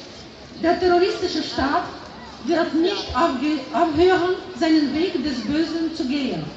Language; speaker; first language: German; non-native, fluent; Ukrainian